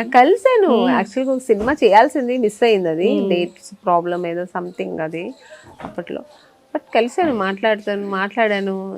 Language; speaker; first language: Telugu; non-native, local second language; Kannada